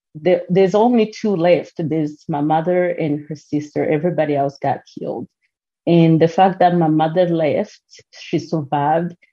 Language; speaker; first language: English; non-native, local second language; Kinyarwanda